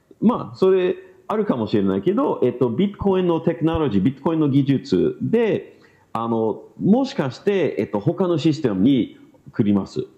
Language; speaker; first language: Japanese; non-native, learner; English